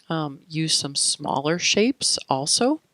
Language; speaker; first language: English; native; English